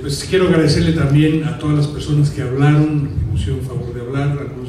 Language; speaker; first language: Spanish; native; Spanish